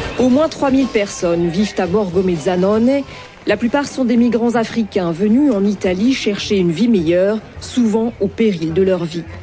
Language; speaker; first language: French; native; French